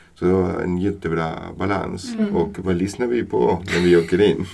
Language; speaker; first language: Swedish; non-native, fluent; Spanish